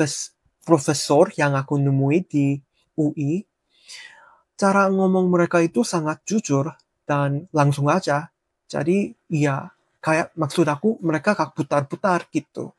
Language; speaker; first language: Indonesian; non-native, fluent; Korean